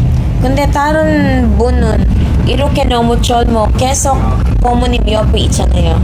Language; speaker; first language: Korean; non-native, learner; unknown